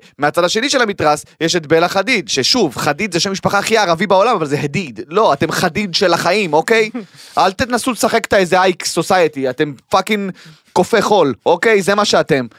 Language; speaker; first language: Hebrew; native; Hebrew